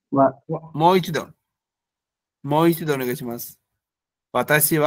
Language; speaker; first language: Japanese; non-native, fluent; Bangla